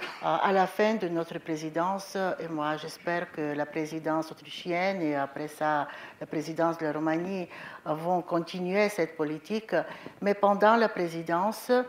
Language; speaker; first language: French; non-native, fluent; Bulgarian